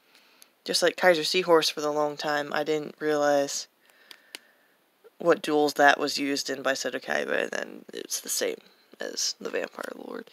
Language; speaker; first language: English; native; English